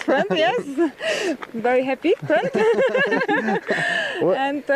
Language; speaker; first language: English; non-native, learner; Polish